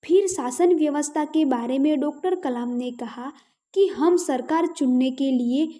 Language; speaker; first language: Hindi; non-native, local second language; Gujarati